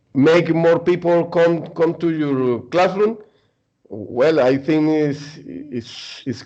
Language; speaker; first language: English; non-native, learner; Spanish